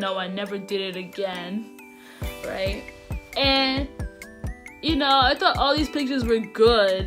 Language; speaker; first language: English; native; English